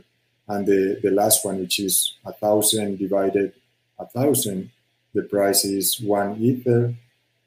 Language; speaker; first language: English; non-native, fluent; Spanish